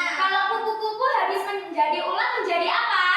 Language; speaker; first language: Indonesian; native; Indonesian